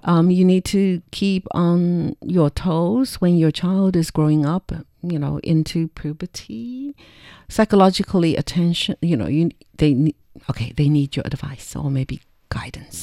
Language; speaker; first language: English; non-native, fluent; Chinese